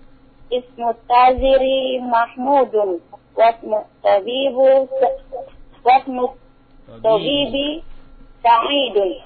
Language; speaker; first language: Arabic; non-native, learner; Indonesian